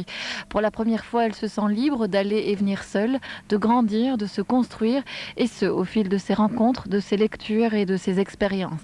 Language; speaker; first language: French; native; French